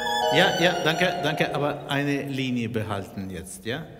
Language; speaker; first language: German; non-native, fluent; Russian